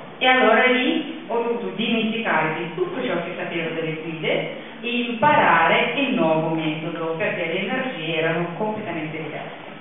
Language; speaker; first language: Italian; non-native, fluent; Russian